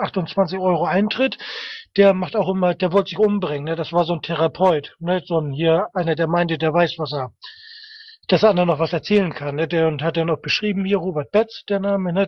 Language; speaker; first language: German; native; German